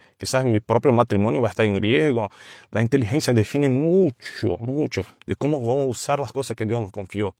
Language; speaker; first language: Spanish; non-native, fluent; Portuguese